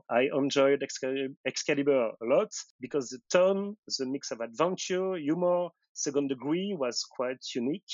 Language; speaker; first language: English; non-native, fluent; French